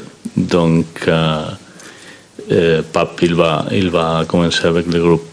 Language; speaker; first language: French; non-native, fluent; Spanish